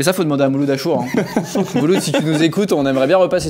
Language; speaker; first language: French; native; French